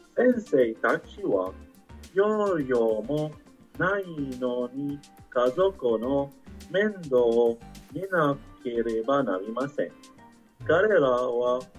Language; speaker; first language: Japanese; non-native, fluent; Arabic